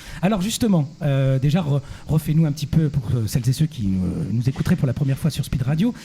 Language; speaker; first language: French; native; French